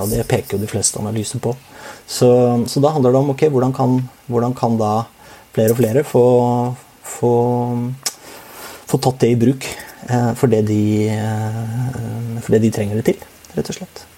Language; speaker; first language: Norwegian; native; Norwegian